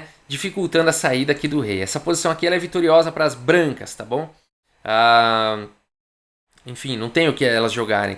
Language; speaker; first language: Portuguese; native; Portuguese